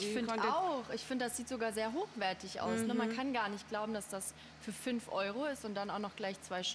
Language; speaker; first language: German; native; German